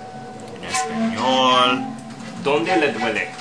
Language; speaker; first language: Spanish; non-native, learner; English